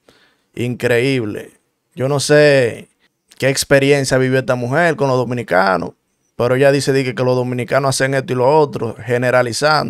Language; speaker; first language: Spanish; native; Spanish